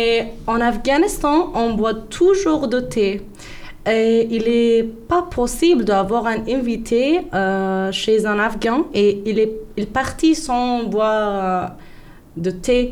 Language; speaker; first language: French; non-native, learner; Persian